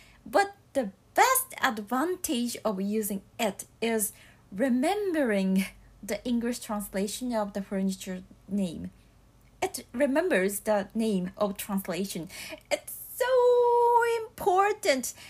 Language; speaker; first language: English; non-native, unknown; Japanese